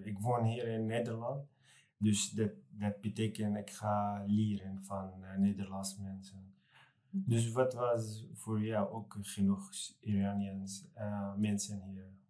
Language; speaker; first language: Dutch; non-native, learner; Arabic